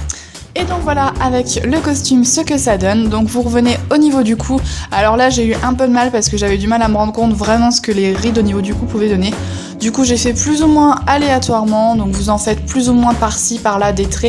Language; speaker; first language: French; native; French